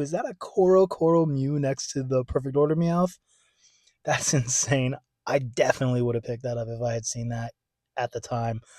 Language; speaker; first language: English; native; English